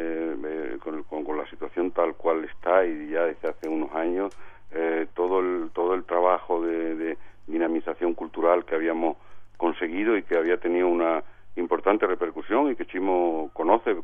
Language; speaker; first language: Spanish; native; Spanish